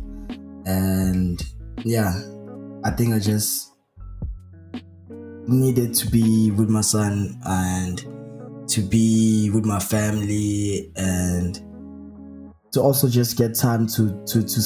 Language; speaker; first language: English; non-native, local second language; Zulu